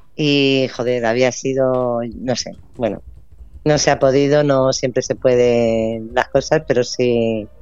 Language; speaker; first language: Spanish; native; Spanish